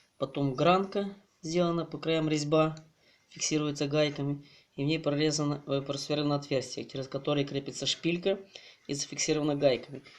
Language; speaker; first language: Russian; non-native, local second language; Ukrainian